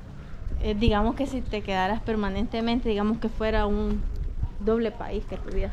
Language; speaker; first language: Spanish; native; Spanish